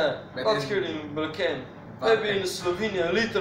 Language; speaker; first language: English; non-native, fluent; Slovenian